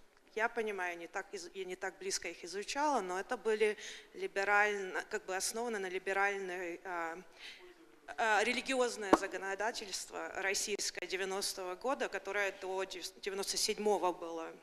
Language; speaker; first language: Russian; early bilingual, heritage; Russian